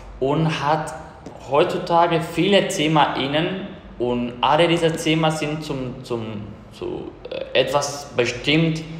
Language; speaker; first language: German; non-native, fluent; Spanish